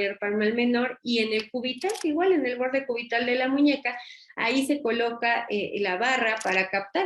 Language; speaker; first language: Spanish; native; Spanish